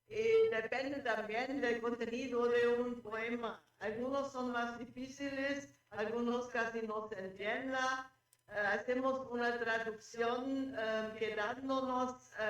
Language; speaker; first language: Spanish; non-native, fluent; German